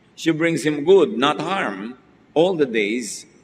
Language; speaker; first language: English; non-native, local second language; Filipino